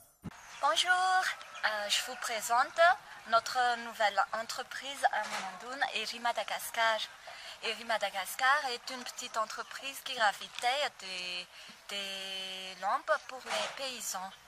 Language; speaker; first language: French; non-native, local second language; Malagasy